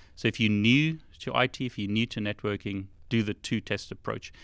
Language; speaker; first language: English; native; English